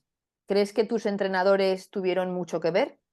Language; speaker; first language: Spanish; native; Spanish